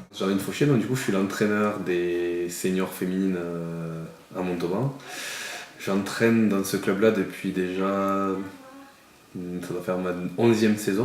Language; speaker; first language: French; native; French